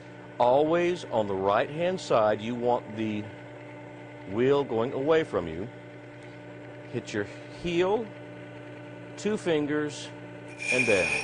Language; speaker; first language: English; native; English